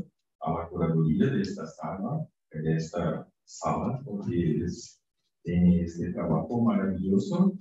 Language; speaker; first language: Spanish; non-native, fluent; Portuguese